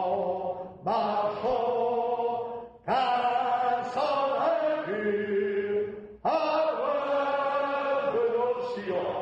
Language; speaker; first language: French; native; French